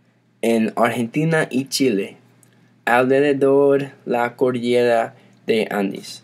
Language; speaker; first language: Spanish; non-native, learner; English